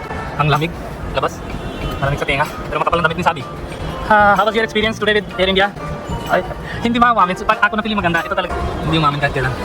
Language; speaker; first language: Filipino; non-native, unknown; Punjabi